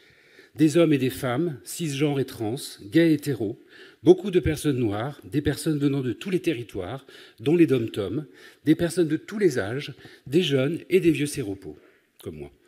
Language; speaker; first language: French; native; French